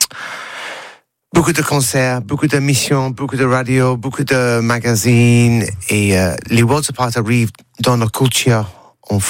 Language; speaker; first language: French; non-native, learner; English